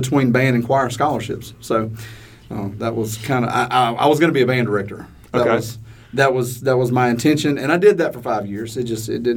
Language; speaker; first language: English; native; English